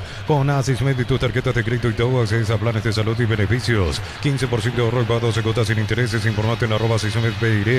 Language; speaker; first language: Spanish; native; Spanish